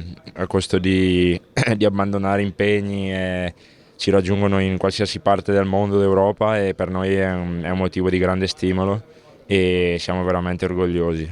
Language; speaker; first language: Italian; native; Italian